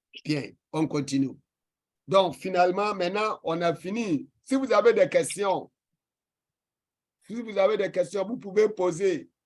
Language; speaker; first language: French; non-native, fluent; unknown